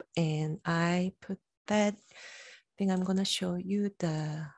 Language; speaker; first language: English; non-native, fluent; Korean